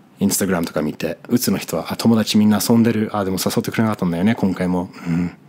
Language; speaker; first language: Japanese; non-native, fluent; English